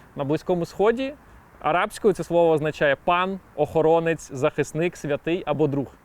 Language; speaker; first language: Ukrainian; native; Ukrainian